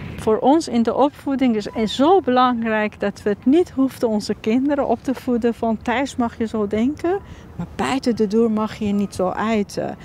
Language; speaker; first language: Dutch; non-native, fluent; Persian